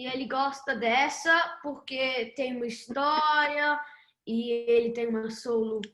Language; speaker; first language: Portuguese; early bilingual, heritage; Portuguese